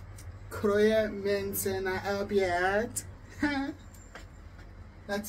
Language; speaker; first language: Polish; non-native, learner; English